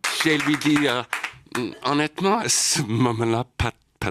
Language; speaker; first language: French; non-native, learner; English